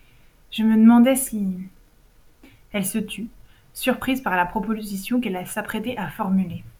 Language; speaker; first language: French; native; French